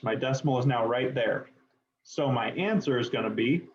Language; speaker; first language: English; native; English